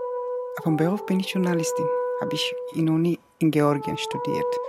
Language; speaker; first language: German; non-native, learner; Georgian